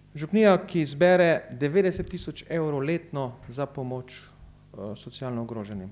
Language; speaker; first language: Slovenian; native; Slovenian